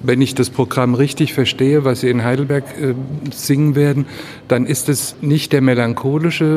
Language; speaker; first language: German; native; German